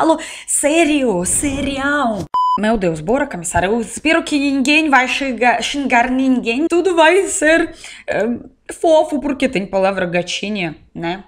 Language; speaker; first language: Portuguese; non-native, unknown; Russian